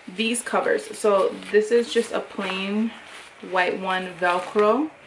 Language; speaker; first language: English; native; English